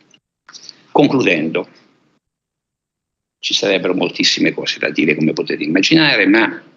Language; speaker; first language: Italian; native; Italian